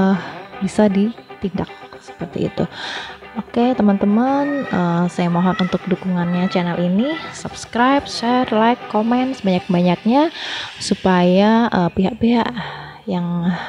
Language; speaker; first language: Indonesian; native; Indonesian